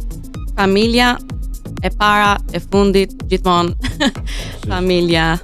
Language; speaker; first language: Albanian; early bilingual, heritage; Albanian